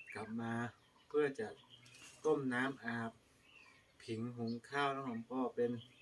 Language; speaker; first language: Thai; native; Thai